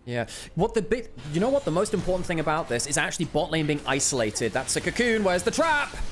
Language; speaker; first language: English; native; English